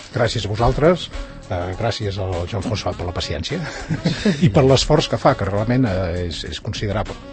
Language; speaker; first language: Catalan; native; Catalan